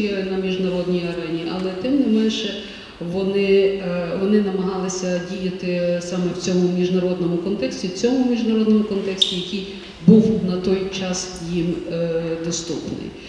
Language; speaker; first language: Ukrainian; native; Ukrainian